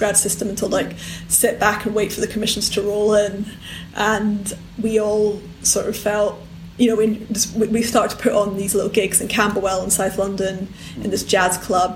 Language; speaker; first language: English; native; English